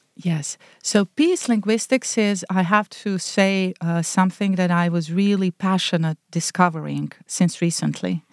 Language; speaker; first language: English; non-native, fluent; Bosnian